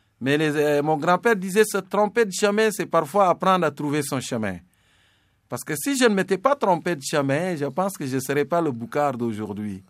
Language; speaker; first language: French; non-native, local second language; Serer